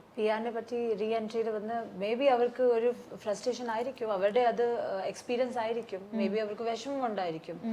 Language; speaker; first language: Malayalam; early bilingual, heritage; Malayalam